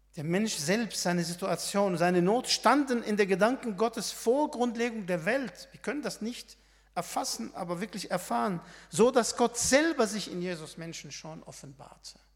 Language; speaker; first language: German; non-native, fluent; Arabic